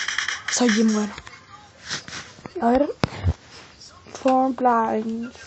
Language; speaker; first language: Spanish; native; Spanish